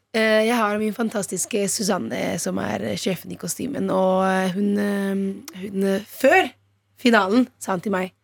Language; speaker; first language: Norwegian; non-native, fluent; Italian